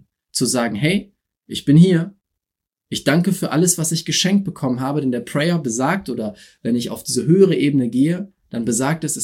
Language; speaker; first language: German; native; German